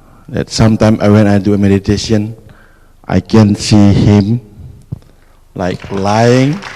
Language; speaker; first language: English; non-native, fluent; Indonesian